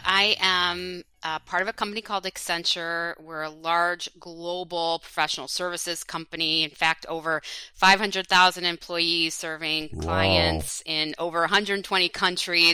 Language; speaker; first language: English; native; English